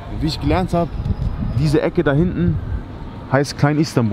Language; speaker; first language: German; native; German